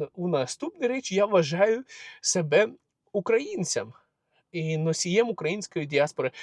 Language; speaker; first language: Ukrainian; non-native, local second language; Russian